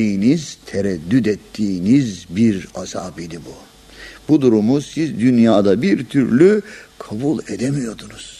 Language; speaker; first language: Turkish; native; Turkish